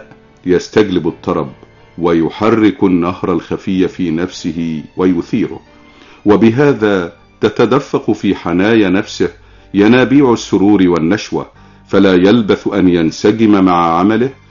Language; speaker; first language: Arabic; native; Arabic